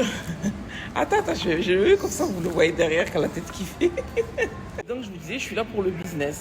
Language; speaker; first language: French; native; French